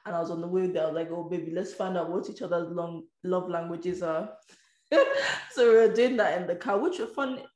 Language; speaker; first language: English; native; English